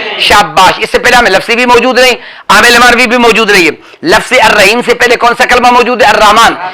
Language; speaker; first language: Urdu; non-native, local second language; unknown